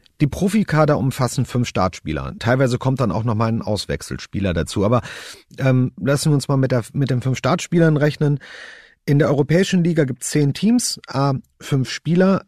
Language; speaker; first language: German; native; German